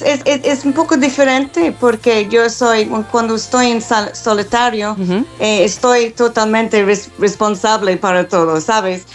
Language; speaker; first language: Spanish; non-native, fluent; English